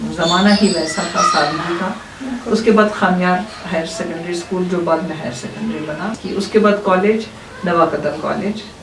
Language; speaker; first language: Urdu; non-native, local second language; Kashmiri